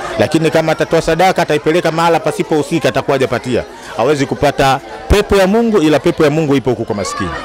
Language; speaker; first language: Swahili; native; Swahili